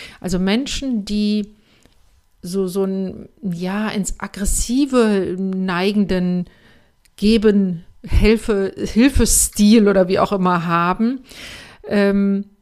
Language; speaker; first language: German; native; German